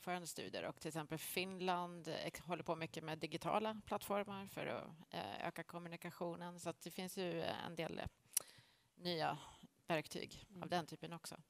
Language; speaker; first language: Swedish; native; Swedish